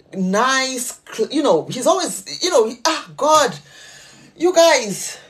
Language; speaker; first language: English; non-native, local second language; Nyanja